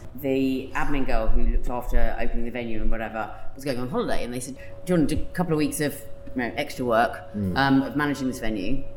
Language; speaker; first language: English; native; English